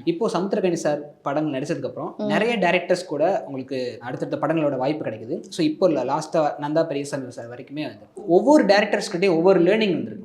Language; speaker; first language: Tamil; native; Tamil